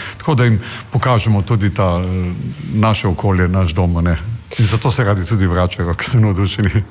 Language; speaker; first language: Slovenian; native; Slovenian